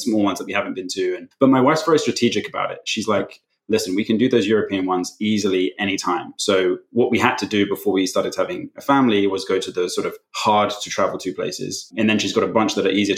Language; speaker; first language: English; native; English